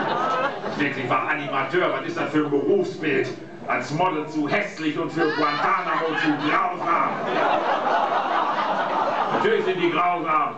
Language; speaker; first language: German; native; German